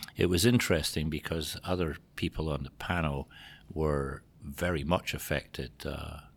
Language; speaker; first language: English; native; English